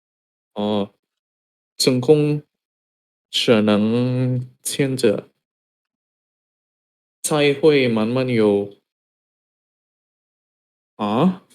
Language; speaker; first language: Chinese; non-native, learner; Indonesian